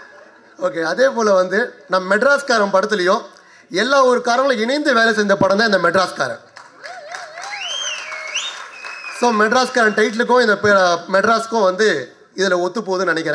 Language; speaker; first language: Tamil; native; Tamil